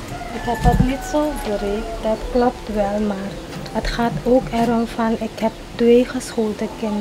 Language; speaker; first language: Dutch; non-native, local second language; Caribbean Hindustani